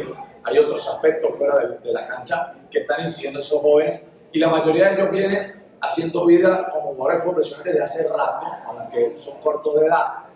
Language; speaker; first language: Spanish; native; Spanish